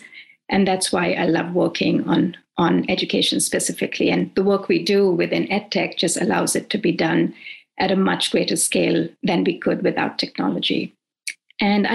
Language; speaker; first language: English; non-native, local second language; Hindi